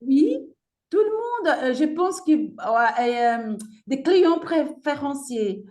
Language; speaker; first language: French; non-native, fluent; Portuguese